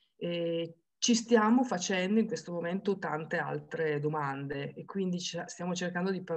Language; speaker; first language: Italian; native; Italian